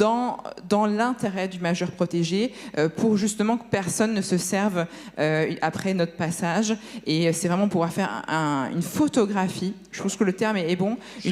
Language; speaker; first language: French; native; French